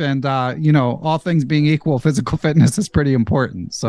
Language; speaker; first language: English; native; English